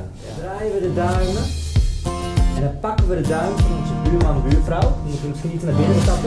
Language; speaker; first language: Dutch; native; Dutch